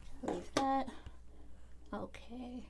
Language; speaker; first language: English; native; English